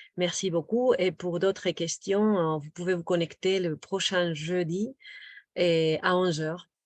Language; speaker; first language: French; non-native, local second language; Spanish